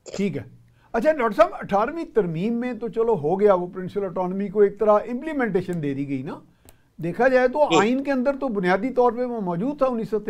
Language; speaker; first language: Urdu; native; Urdu